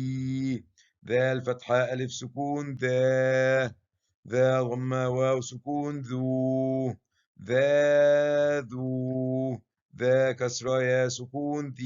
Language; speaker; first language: Arabic; non-native, fluent; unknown